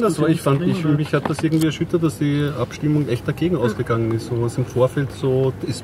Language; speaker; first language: German; native; German